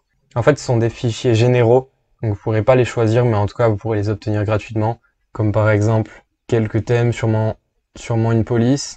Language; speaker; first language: French; native; French